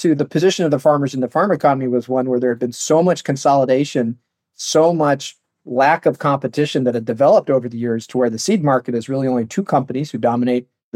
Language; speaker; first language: English; native; English